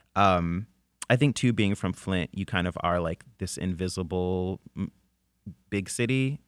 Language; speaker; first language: English; native; English